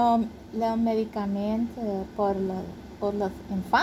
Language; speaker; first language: Spanish; native; Spanish